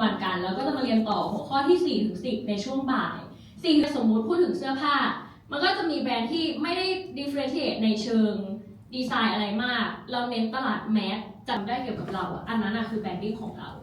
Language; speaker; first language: Thai; native; Thai